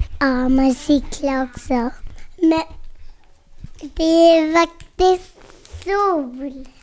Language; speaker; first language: Swedish; early bilingual, heritage; Swedish